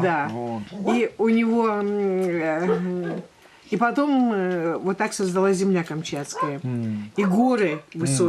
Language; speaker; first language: Russian; native; Russian